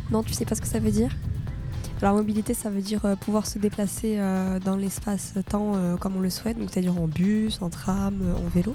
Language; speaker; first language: French; native; French